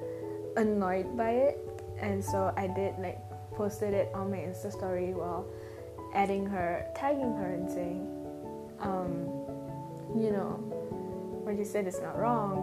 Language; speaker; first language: English; non-native, local second language; Tamil